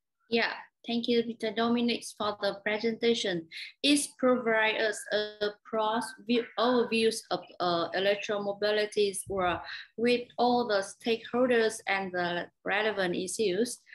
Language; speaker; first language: English; non-native, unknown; Vietnamese